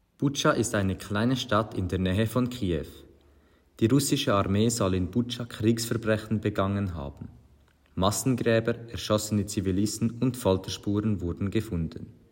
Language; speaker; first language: German; native; German